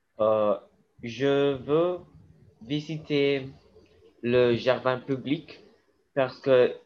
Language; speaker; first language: French; non-native, learner; English